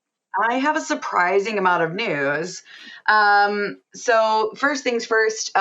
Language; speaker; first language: English; native; English